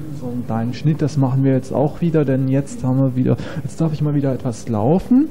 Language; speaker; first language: German; native; German